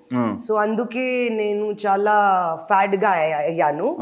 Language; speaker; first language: Telugu; non-native, learner; Hindi